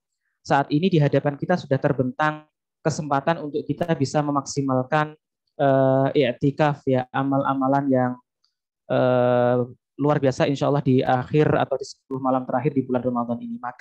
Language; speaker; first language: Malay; non-native, local second language; Javanese